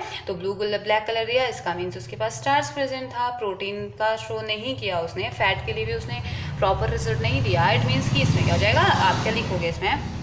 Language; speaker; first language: Hindi; native; Hindi